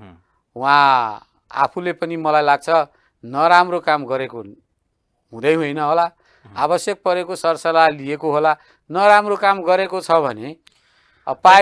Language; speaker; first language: Nepali; native; Nepali